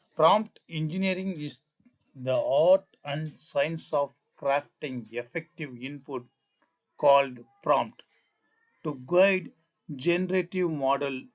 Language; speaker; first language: English; non-native, local second language; Tamil